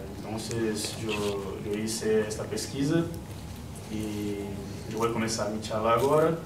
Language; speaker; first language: Spanish; non-native, learner; Portuguese